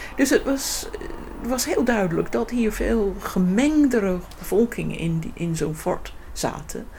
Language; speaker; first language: Dutch; non-native, fluent; English